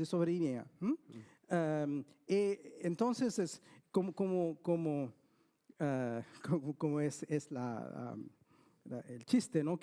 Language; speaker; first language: Spanish; non-native, fluent; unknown